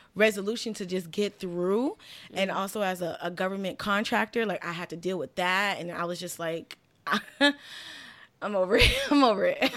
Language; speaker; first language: English; native; English